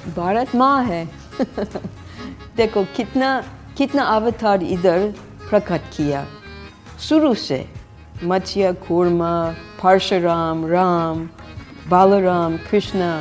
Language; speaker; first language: Hindi; non-native, fluent; English